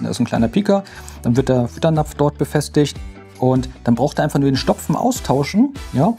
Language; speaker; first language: German; native; German